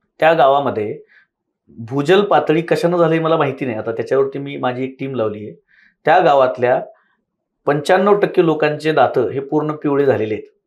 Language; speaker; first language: Marathi; native; Marathi